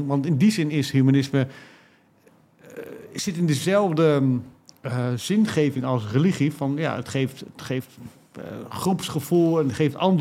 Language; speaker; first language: Dutch; native; Dutch